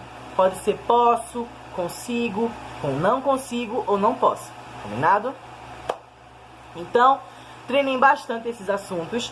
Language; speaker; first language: Portuguese; native; Portuguese